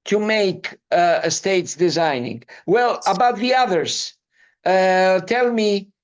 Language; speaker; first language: English; non-native, fluent; Greek